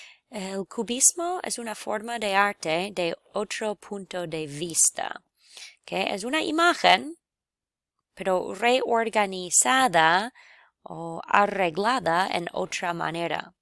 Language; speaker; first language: Spanish; non-native, fluent; English